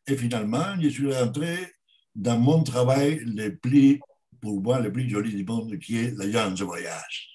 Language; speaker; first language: French; non-native, learner; Spanish